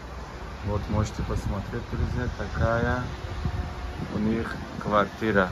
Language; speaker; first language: Russian; non-native, learner; Turkish